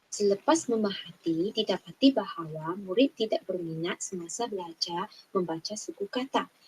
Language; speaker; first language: Malay; non-native, local second language; Chinese